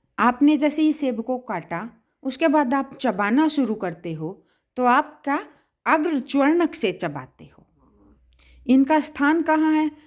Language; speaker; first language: Hindi; native; Hindi